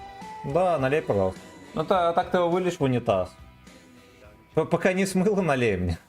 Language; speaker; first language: Russian; native; Russian